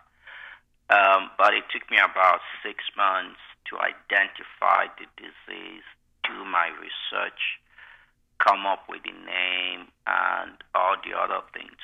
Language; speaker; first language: English; non-native, local second language; Igbo